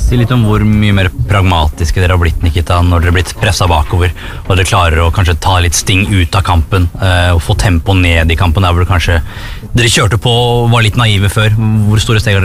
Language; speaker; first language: Norwegian; native; Norwegian